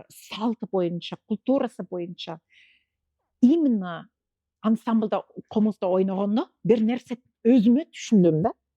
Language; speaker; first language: Kyrgyz; non-native, fluent; English